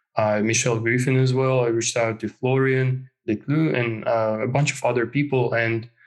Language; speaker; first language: English; non-native, fluent; Russian